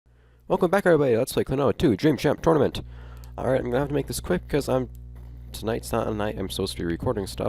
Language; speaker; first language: English; native; English